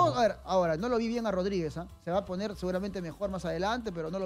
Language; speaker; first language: Spanish; native; Spanish